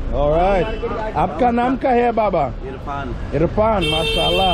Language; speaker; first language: English; native; English